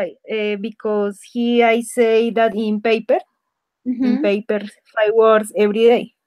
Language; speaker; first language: English; non-native, learner; Spanish